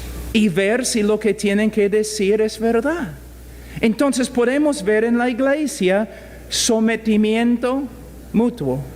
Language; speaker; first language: Spanish; non-native, fluent; English